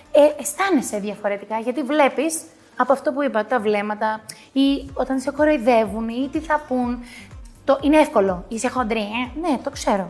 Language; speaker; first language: Greek; early bilingual, heritage; Greek